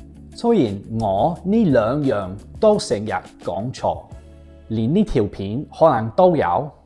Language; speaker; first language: Cantonese; non-native, fluent; English